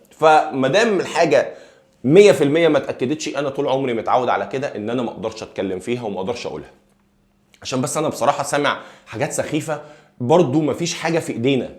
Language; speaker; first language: Arabic; native; Arabic